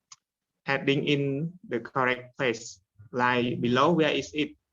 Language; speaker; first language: English; non-native, learner; Khmer